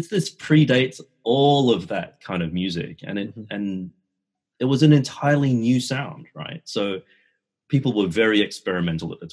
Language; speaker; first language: English; native; English